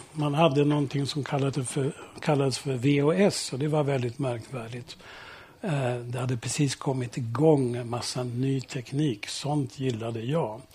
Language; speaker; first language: Swedish; early bilingual, heritage; Swedish